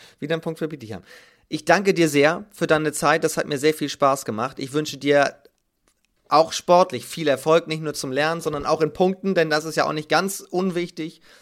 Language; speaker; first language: German; native; German